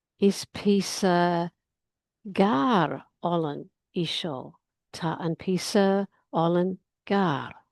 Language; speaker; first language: Irish; non-native, learner; English